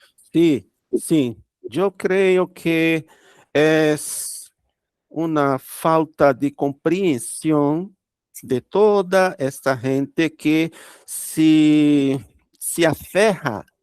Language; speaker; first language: Spanish; non-native, learner; Portuguese